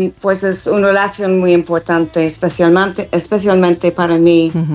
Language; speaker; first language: Spanish; non-native, fluent; English